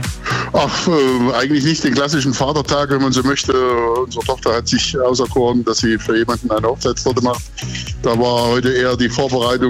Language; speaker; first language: German; native; German